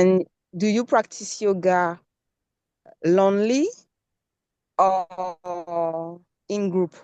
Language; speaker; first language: English; non-native, learner; French